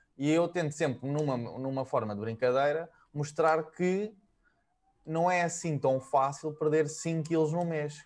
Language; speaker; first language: Portuguese; native; Portuguese